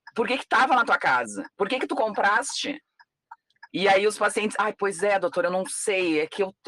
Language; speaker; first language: Portuguese; native; Portuguese